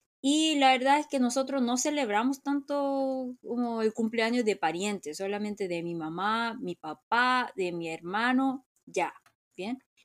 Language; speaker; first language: Spanish; non-native, fluent; Korean